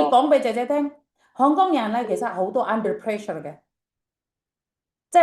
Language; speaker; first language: Chinese; non-native, fluent; Indonesian